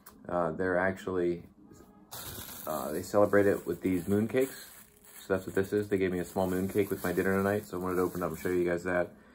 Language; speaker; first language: English; native; English